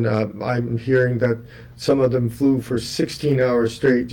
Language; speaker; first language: English; native; English